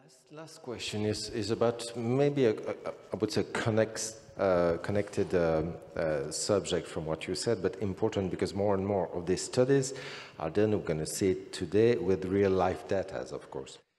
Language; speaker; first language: English; non-native, fluent; French